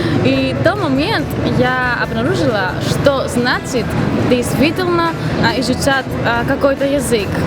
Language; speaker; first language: Russian; non-native, fluent; Greek